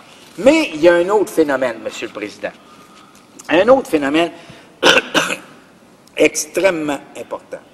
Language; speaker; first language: French; native; French